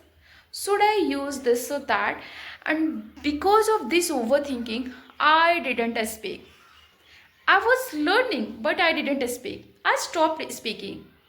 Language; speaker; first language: English; non-native, fluent; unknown